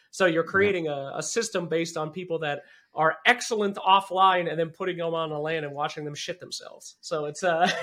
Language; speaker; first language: English; native; English